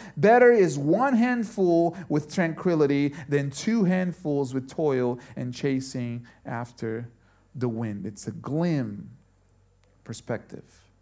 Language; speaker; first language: English; early bilingual, other home language; German